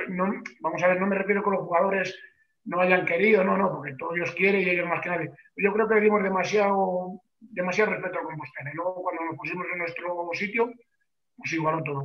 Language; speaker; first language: Spanish; native; Spanish